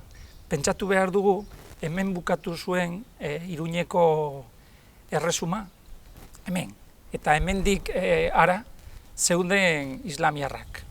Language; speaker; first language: Basque; non-native, local second language; Spanish